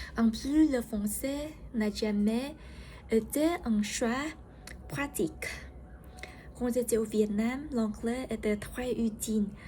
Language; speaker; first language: French; non-native, learner; Vietnamese